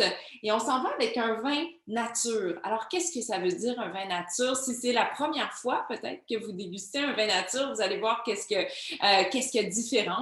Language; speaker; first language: French; native; French